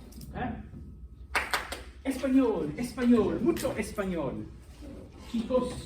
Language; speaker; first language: Spanish; non-native, fluent; English